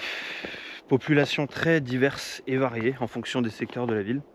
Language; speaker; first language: French; native; French